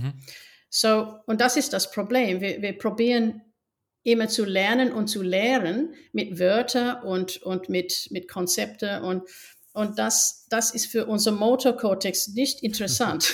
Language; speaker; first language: German; non-native, fluent; English